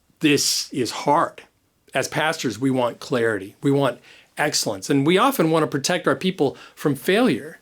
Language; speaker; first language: English; native; English